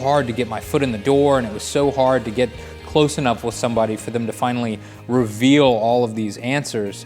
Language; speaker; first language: English; native; English